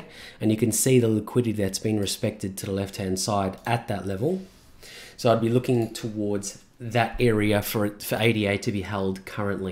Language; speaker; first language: English; native; English